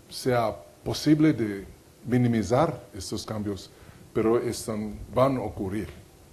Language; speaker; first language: Spanish; non-native, fluent; French